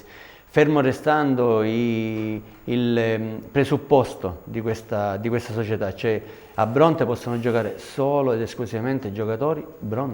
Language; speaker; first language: Italian; native; Italian